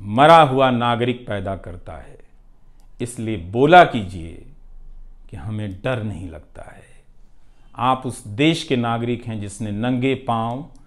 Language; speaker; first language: Hindi; non-native, local second language; Bhojpuri